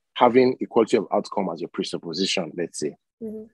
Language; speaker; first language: English; non-native, local second language; Yoruba